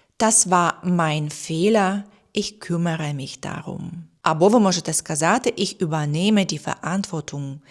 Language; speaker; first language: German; non-native, fluent; Ukrainian